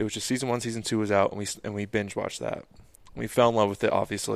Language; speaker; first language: English; native; English